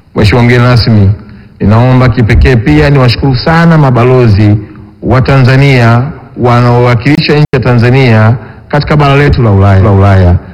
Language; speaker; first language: Swahili; native; Swahili